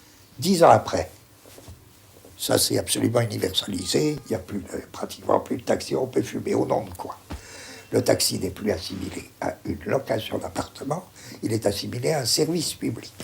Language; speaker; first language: French; native; French